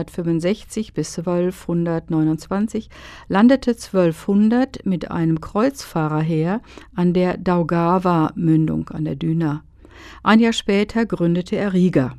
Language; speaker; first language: German; native; German